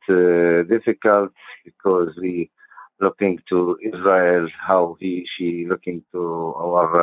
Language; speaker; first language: English; non-native, learner; Arabic